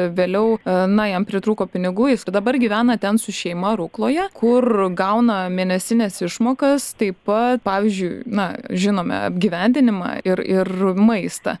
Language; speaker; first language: Lithuanian; native; Lithuanian